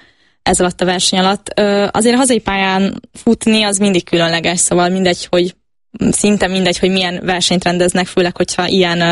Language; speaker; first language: Hungarian; native; Hungarian